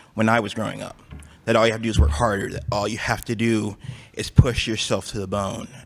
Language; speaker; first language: English; native; English